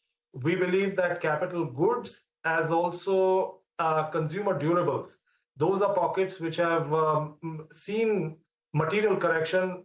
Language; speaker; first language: English; non-native, local second language; Hindi